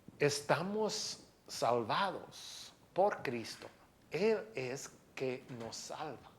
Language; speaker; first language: Spanish; non-native, fluent; English